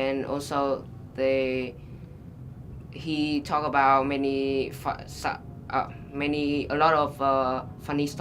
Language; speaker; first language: English; non-native, learner; Vietnamese